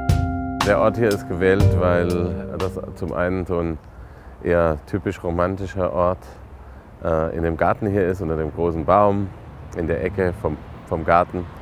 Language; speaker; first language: German; native; German